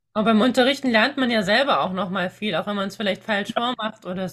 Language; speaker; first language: German; native; German